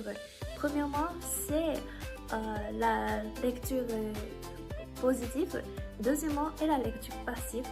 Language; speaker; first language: French; non-native, learner; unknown